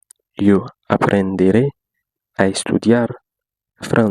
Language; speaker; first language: Spanish; non-native, fluent; Haitian Creole